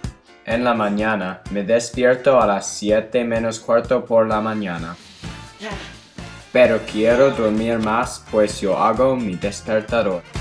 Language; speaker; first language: Spanish; non-native, learner; English